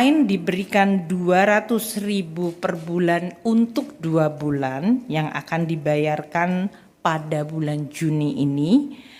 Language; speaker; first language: Indonesian; native; Indonesian